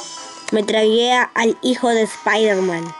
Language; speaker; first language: Spanish; native; Spanish